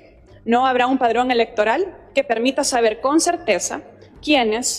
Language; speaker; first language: Spanish; native; Spanish